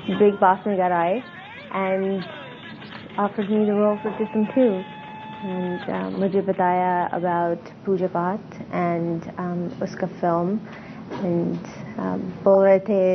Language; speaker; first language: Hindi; non-native, learner; English